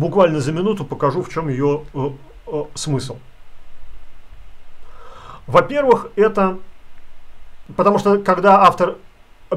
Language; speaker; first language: Russian; native; Russian